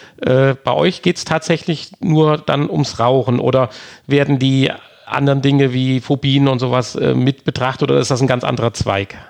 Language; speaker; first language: German; native; German